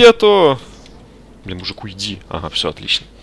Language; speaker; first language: Russian; native; Russian